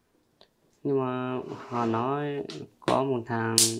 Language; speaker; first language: Vietnamese; non-native, local second language; Hmong